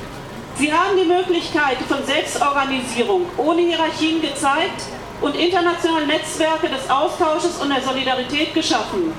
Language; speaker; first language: German; native; German